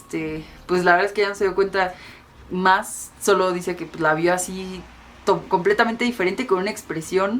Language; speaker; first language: Spanish; native; Spanish